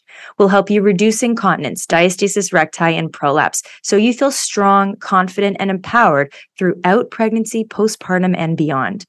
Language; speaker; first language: English; native; English